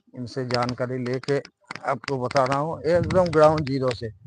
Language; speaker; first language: Hindi; non-native, local second language; Bangla